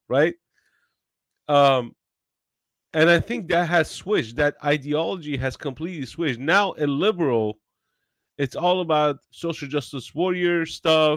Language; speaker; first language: English; non-native, fluent; Persian